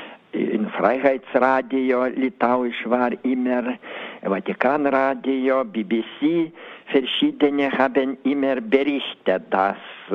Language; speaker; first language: German; non-native, learner; Lithuanian